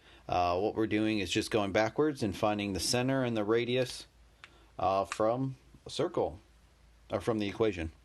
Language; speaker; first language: English; native; English